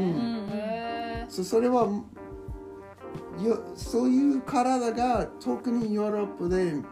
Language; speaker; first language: Japanese; non-native, learner; English